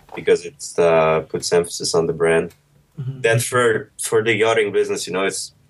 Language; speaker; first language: English; early bilingual, other home language; Russian